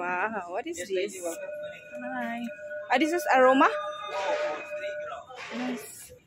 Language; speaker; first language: English; non-native, local second language; Filipino